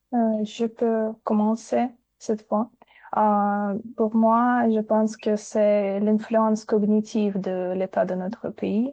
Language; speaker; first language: French; non-native, learner; Ukrainian